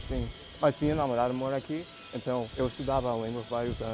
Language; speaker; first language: Portuguese; non-native, learner; English